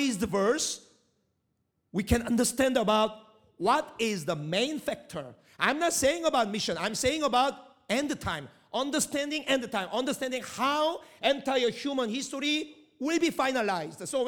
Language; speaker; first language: English; non-native, fluent; Korean